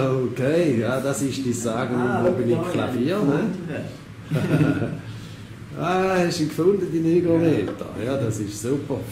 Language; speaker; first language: German; native; German